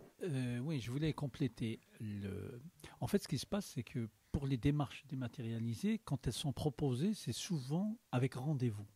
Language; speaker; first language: French; native; French